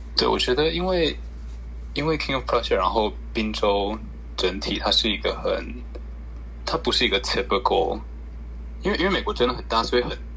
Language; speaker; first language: Chinese; early bilingual, heritage; Chinese